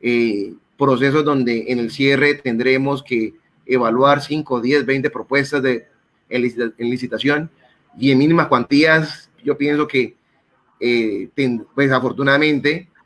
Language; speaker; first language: Spanish; native; Spanish